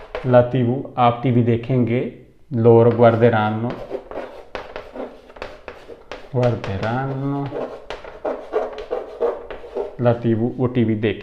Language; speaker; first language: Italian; non-native, fluent; Urdu